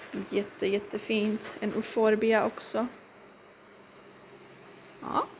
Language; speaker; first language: Swedish; non-native, fluent; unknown